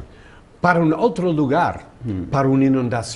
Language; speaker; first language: Spanish; non-native, fluent; English